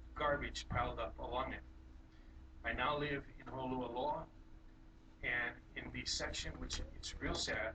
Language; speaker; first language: English; native; English